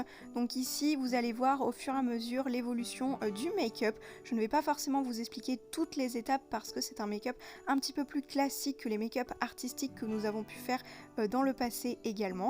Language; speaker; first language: French; native; French